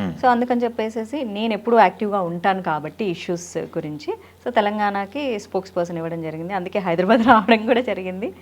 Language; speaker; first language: Telugu; native; Telugu